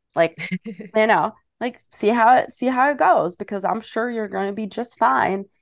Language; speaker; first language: English; non-native, fluent; German